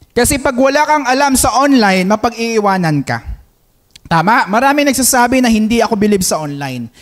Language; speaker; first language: Filipino; non-native, local second language; Hiligaynon